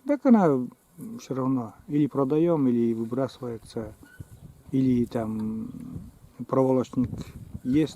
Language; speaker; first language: Russian; native; Russian